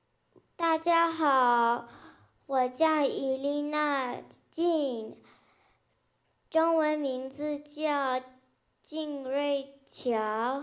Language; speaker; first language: Chinese; early bilingual, heritage; Chinese